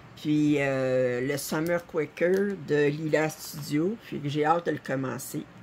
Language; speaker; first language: French; native; French